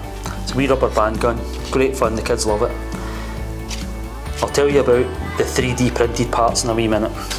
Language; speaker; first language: English; native; English